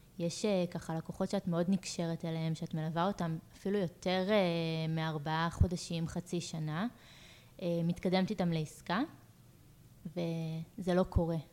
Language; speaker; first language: Hebrew; native; Hebrew